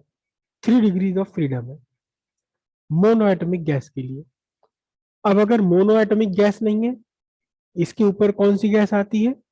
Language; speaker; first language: Hindi; native; Hindi